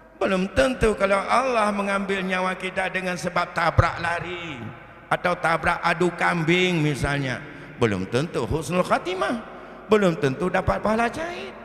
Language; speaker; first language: Malay; non-native, local second language; Achinese